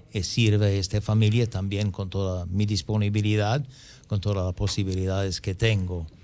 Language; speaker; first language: Spanish; non-native, fluent; English